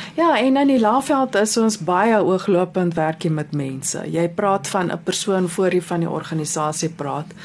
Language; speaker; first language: Afrikaans; native; Afrikaans